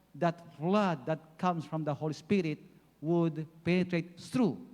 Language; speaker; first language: English; non-native, local second language; Filipino